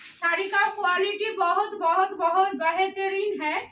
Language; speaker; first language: Hindi; non-native, local second language; Bangla